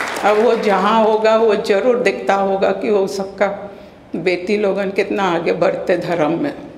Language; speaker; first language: Hindi; early bilingual, heritage; Caribbean Hindustani